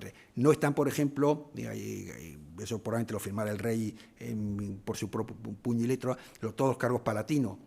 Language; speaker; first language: Spanish; native; Spanish